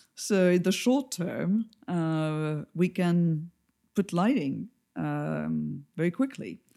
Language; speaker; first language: English; non-native, fluent; French